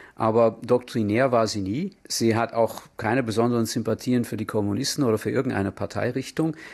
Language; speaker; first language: German; non-native, fluent; English